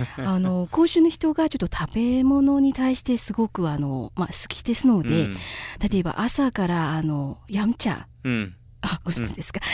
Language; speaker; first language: Japanese; non-native, fluent; Chinese